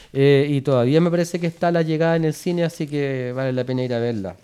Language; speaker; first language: Spanish; native; Spanish